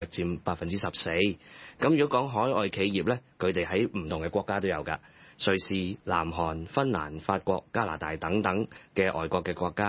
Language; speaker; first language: Cantonese; native; Cantonese